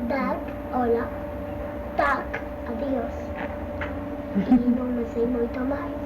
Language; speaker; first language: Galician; early bilingual, heritage; Galician